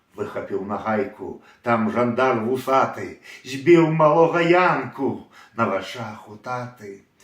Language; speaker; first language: Belarusian; native; Belarusian